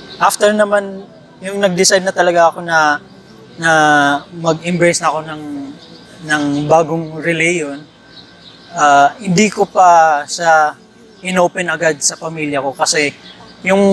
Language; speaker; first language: Filipino; native; Filipino